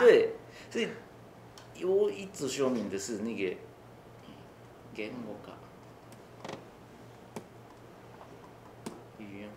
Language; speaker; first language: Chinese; non-native, learner; Japanese